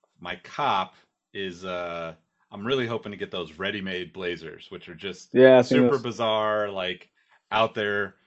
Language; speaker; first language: English; native; English